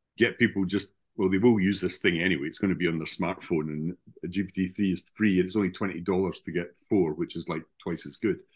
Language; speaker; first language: English; native; English